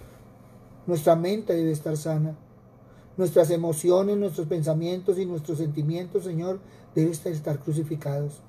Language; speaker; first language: Spanish; native; Spanish